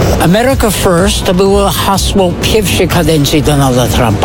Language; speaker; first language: Polish; non-native, fluent; English